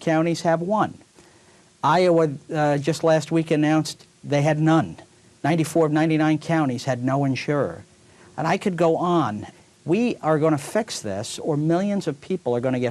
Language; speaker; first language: English; native; English